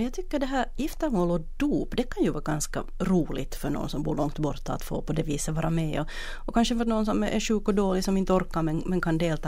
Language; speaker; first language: Swedish; native; Swedish